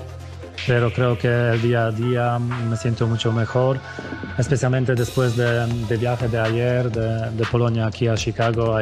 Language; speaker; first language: Spanish; non-native, fluent; Polish